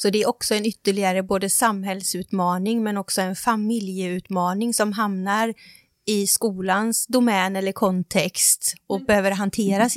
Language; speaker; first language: Swedish; native; Swedish